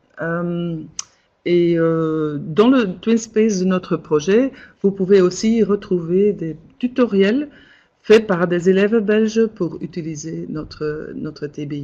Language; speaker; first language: French; non-native, local second language; Dutch